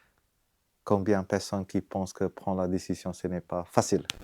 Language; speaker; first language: French; non-native, fluent; Vietnamese